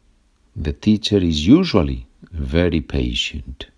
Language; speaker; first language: English; non-native, fluent; Spanish